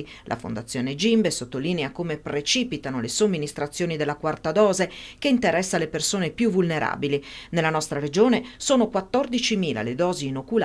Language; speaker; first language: Italian; native; Italian